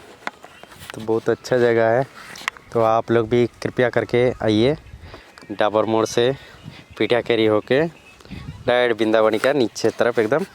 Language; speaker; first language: Hindi; non-native, local second language; Bangla